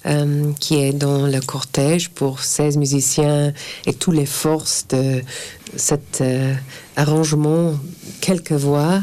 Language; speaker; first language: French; non-native, fluent; English